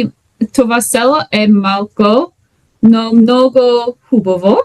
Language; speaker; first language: Bulgarian; non-native, learner; English